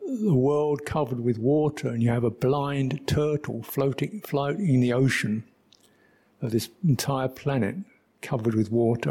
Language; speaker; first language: English; native; English